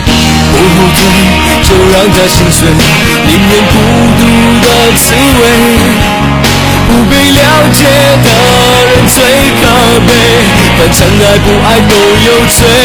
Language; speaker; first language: Chinese; native; Chinese